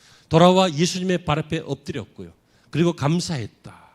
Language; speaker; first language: Korean; native; Korean